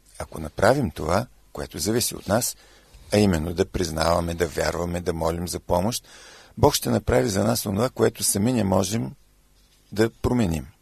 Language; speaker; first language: Bulgarian; native; Bulgarian